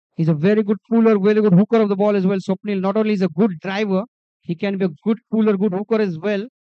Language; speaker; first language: English; non-native, local second language; Marathi